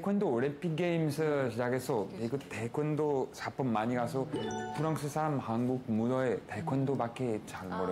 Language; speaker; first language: Korean; non-native, learner; French